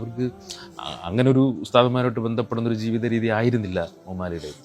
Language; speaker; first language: Malayalam; native; Malayalam